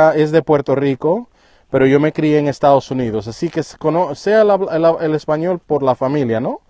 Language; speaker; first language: Spanish; early bilingual, heritage; Spanish